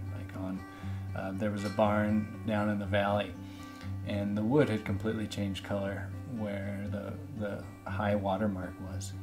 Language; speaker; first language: English; native; English